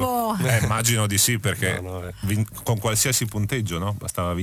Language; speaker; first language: Italian; native; Italian